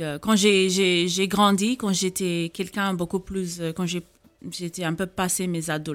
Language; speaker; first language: French; non-native, fluent; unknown